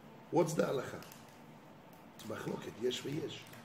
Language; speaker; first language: English; non-native, fluent; Hebrew